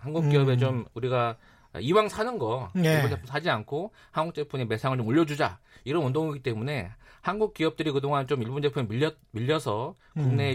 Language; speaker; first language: Korean; native; Korean